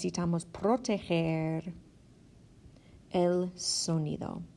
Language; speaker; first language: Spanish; non-native, fluent; English